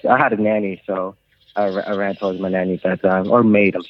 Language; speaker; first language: English; non-native, local second language; Filipino